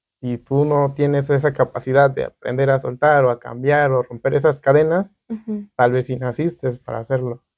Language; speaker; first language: Spanish; native; Spanish